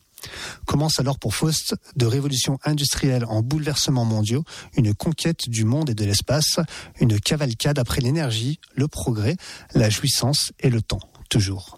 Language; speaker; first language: French; native; French